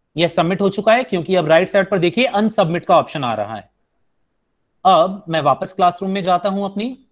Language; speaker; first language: Hindi; native; Hindi